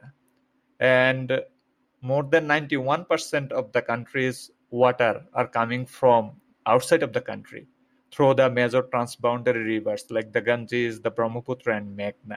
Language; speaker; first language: English; non-native, local second language; Bangla